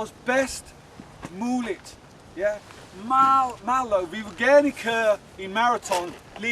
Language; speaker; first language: Danish; non-native, fluent; English